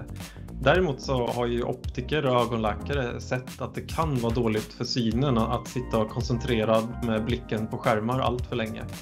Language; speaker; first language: Swedish; native; Swedish